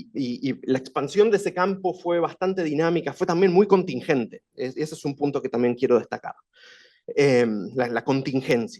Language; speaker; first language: Spanish; native; Spanish